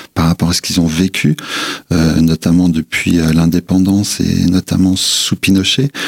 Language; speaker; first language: French; native; French